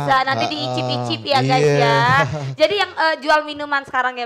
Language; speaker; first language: Indonesian; native; Indonesian